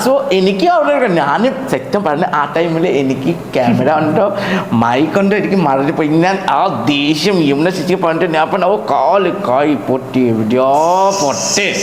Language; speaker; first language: Malayalam; non-native, learner; Assamese